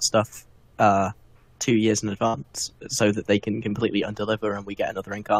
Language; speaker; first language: English; native; English